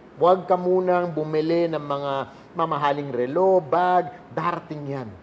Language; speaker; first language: Filipino; native; Filipino